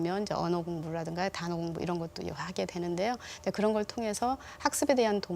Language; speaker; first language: Korean; native; Korean